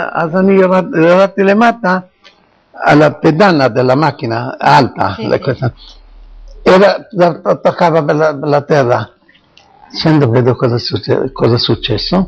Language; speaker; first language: Italian; non-native, local second language; Arabic